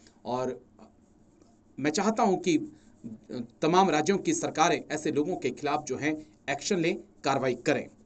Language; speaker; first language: Hindi; native; Hindi